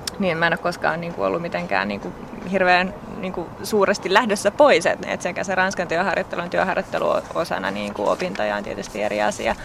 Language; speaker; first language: Finnish; native; Finnish